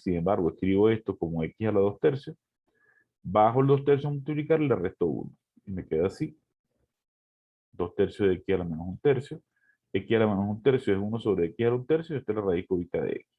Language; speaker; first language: Spanish; native; Spanish